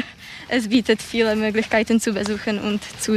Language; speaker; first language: German; non-native, learner; Czech